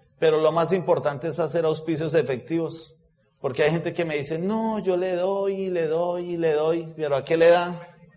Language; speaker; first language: Spanish; native; Spanish